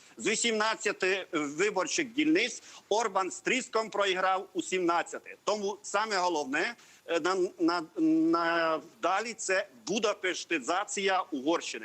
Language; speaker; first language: Ukrainian; non-native, local second language; Hungarian